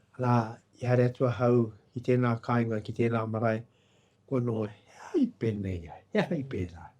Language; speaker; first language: Māori; native; Māori